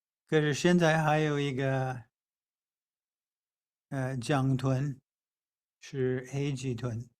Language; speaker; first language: Chinese; non-native, fluent; English